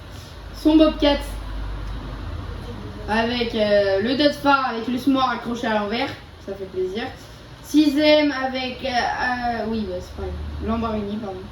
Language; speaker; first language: French; native; French